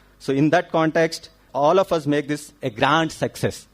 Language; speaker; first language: English; non-native, local second language; Kannada